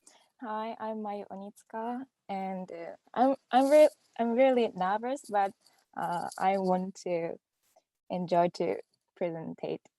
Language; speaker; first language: English; non-native, learner; Japanese